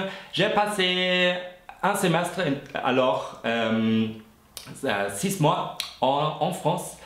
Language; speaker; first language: French; non-native, fluent; German